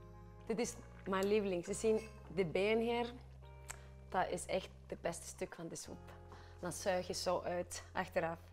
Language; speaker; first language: Dutch; non-native, fluent; Icelandic